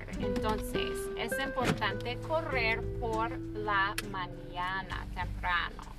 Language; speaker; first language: Spanish; non-native, fluent; English